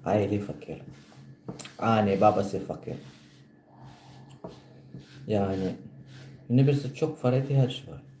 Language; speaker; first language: Turkish; non-native, learner; Filipino